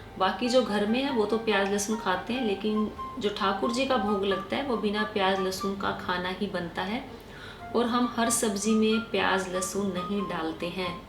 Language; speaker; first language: Hindi; native; Hindi